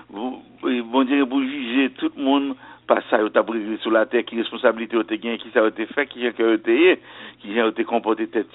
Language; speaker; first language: French; non-native, local second language; Haitian Creole